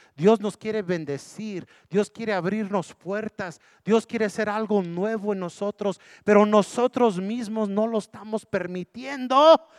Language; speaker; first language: Spanish; early bilingual, heritage; Spanish